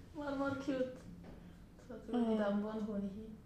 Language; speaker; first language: Welsh; non-native, learner; Spanish